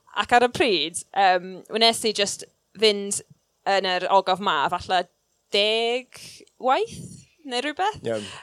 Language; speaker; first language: Welsh; non-native, local second language; English